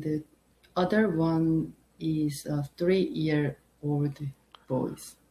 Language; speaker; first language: English; non-native, learner; Korean